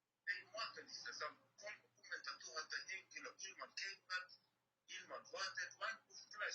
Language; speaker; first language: Finnish; non-native, learner; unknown